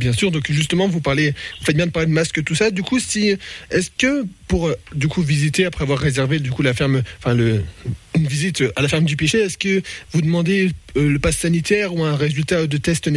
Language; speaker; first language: French; native; French